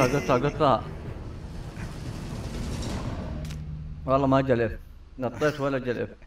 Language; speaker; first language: Arabic; native; Arabic